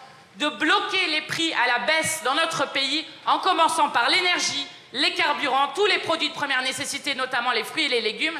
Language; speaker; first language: French; native; French